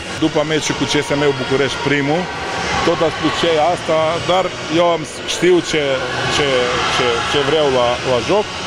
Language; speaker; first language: Romanian; non-native, learner; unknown